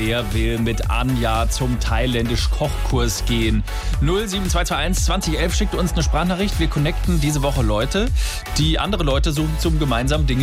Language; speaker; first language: German; native; German